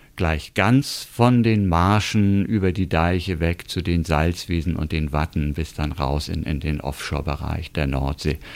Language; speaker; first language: German; native; German